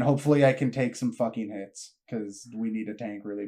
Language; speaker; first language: English; native; English